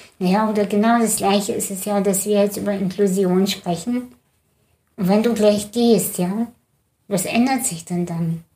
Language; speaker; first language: German; early bilingual, other home language; Russian